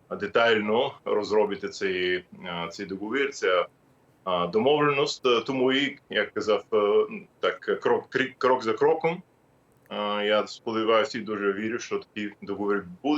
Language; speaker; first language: Ukrainian; non-native, fluent; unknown